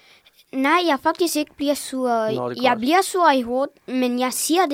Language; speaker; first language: Danish; early bilingual, other home language; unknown